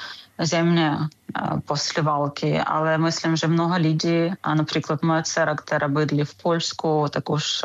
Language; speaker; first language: Czech; non-native, learner; Ukrainian